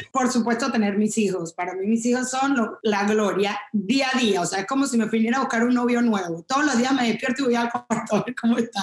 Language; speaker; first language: Spanish; native; Spanish